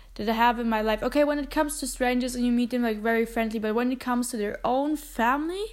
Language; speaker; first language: English; non-native, fluent; German